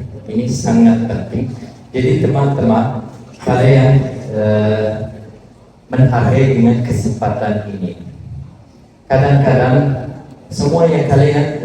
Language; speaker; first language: Indonesian; non-native, fluent; Turkish